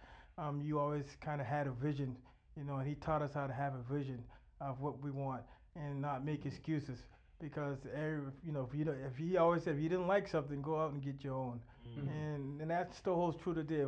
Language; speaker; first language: English; native; English